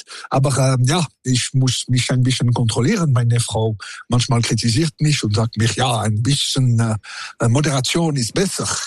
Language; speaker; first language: German; non-native, local second language; French